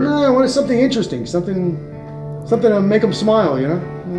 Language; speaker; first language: English; native; English